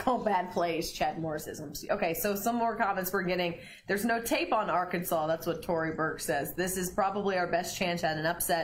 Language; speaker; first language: English; native; English